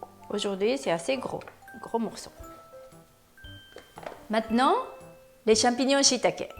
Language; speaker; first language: French; non-native, fluent; Japanese